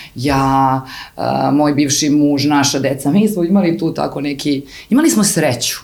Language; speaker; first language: Serbian; native; Serbian